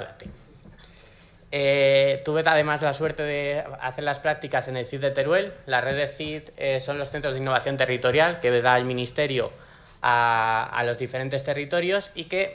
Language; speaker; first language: Spanish; native; Spanish